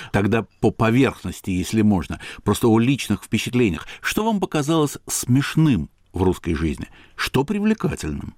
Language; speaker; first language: Russian; native; Russian